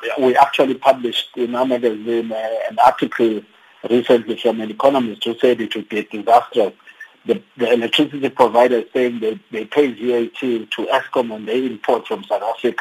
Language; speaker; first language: English; non-native, local second language; Swati